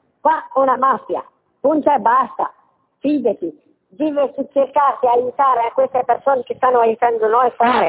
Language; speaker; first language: Italian; non-native, learner; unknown